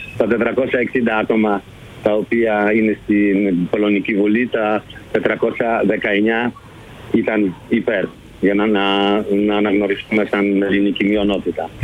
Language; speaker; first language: Greek; early bilingual, heritage; Greek